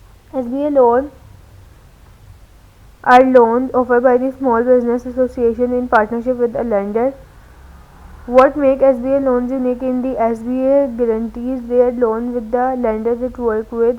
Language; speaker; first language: English; non-native, local second language; Urdu